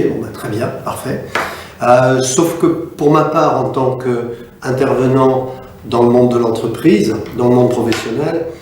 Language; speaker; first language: French; native; French